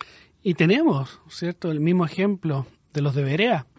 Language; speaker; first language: Spanish; native; Spanish